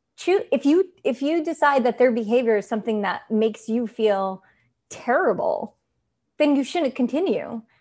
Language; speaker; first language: English; non-native, fluent; Italian